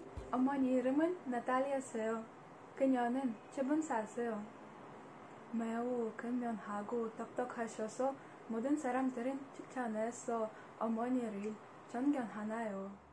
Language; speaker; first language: Korean; non-native, learner; Russian